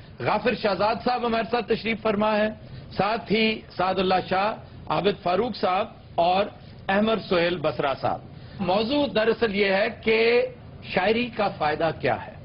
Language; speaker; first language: Urdu; non-native, local second language; Punjabi